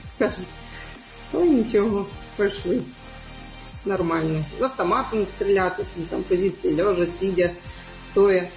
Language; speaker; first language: Ukrainian; non-native, local second language; Crimean Tatar